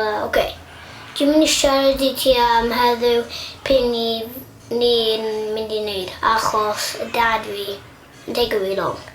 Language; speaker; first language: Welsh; non-native, local second language; English